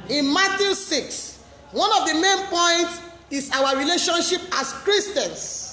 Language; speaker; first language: English; non-native, local second language; Yoruba